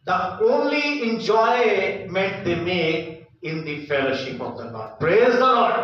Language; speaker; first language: English; non-native, local second language; Hindi